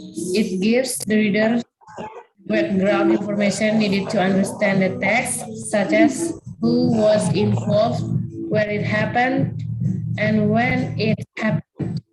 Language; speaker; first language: English; non-native, fluent; Indonesian